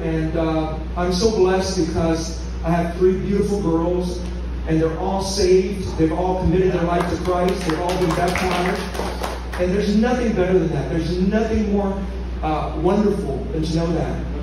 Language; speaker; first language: English; early bilingual, other home language; Vietnamese